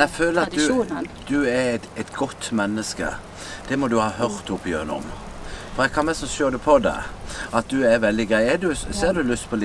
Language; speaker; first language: Norwegian; native; Norwegian